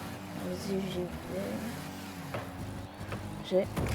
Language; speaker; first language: French; native; French